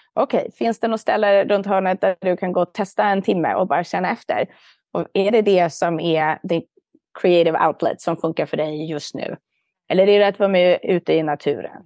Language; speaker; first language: Swedish; native; Swedish